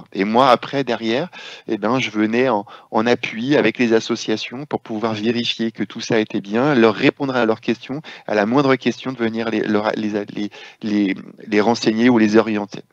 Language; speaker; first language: French; native; French